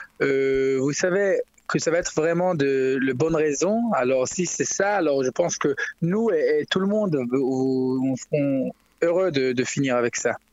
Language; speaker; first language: French; non-native, learner; Hebrew